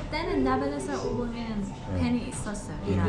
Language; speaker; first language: Korean; non-native, fluent; Persian